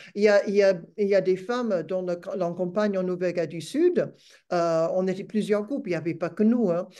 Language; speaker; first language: French; non-native, fluent; English